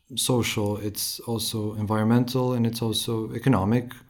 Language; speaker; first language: English; non-native, fluent; Romanian